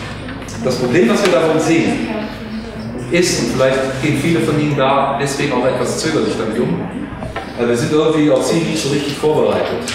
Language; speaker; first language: German; native; German